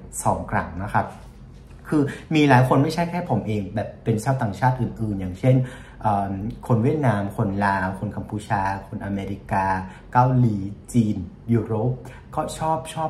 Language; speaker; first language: Thai; non-native, fluent; Vietnamese